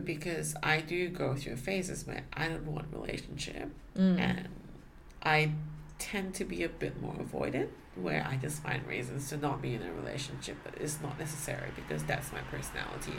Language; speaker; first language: English; non-native, local second language; Chinese